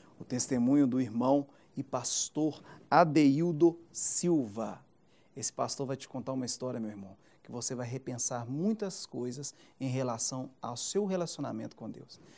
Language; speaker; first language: Portuguese; native; Portuguese